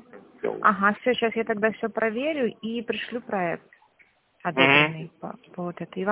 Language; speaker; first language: Russian; native; Russian